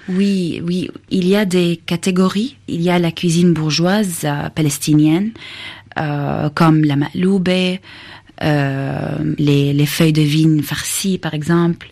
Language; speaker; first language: French; non-native, fluent; Arabic